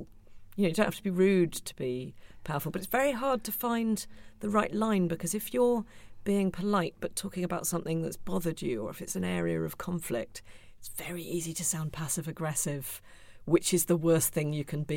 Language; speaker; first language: English; native; English